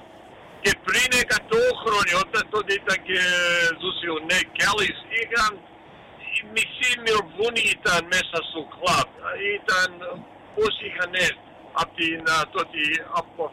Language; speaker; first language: Greek; early bilingual, heritage; Greek